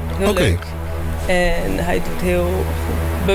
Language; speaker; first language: Dutch; non-native, learner; French